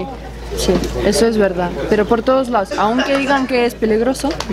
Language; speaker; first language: Spanish; non-native, fluent; Russian